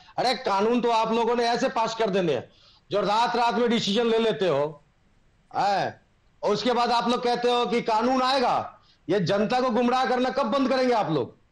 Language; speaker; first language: Hindi; native; Hindi